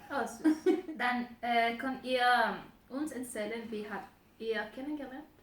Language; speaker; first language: German; non-native, learner; Spanish